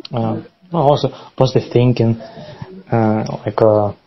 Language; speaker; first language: English; non-native, learner; Russian